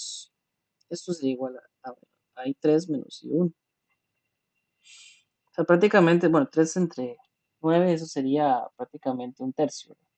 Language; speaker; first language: Spanish; native; Spanish